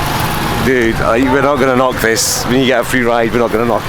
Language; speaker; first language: English; native; English